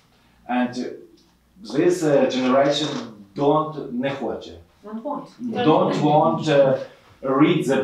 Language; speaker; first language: English; non-native, learner; Ukrainian